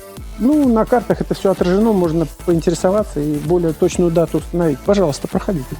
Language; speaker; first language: Russian; native; Russian